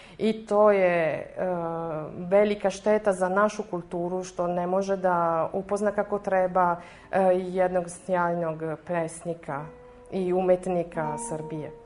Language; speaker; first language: Serbian; non-native, fluent; Italian